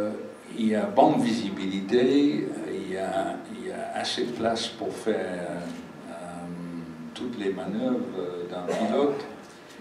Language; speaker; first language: French; non-native, fluent; English